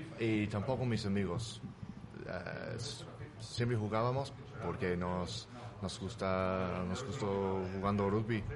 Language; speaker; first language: Spanish; non-native, fluent; English